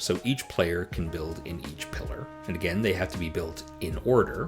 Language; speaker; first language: English; native; English